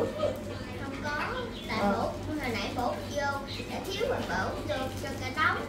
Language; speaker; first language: Vietnamese; native; Vietnamese